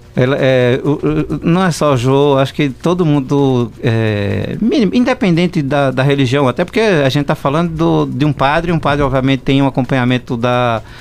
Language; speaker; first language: Portuguese; native; Portuguese